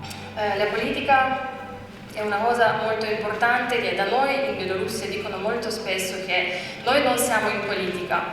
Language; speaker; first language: Italian; non-native, fluent; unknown